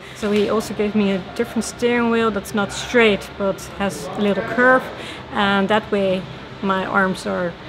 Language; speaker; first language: English; non-native, fluent; Dutch